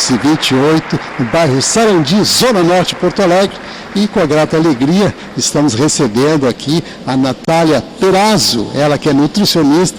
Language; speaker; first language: Portuguese; native; Portuguese